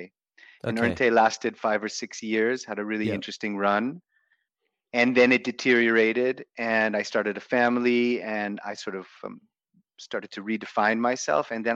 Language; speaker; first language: English; native; English